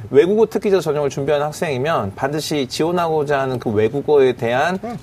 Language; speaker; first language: Korean; native; Korean